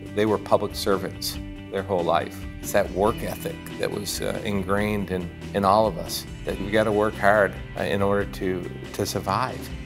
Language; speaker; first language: English; native; English